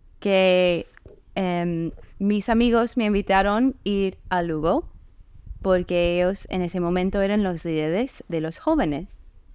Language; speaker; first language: Spanish; non-native, fluent; English